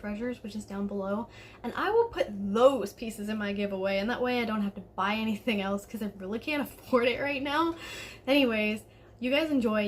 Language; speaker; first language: English; native; English